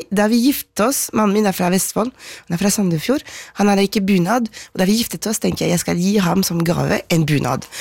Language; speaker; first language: Norwegian; non-native, fluent; French